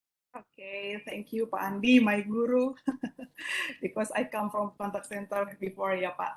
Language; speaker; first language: English; non-native, learner; Indonesian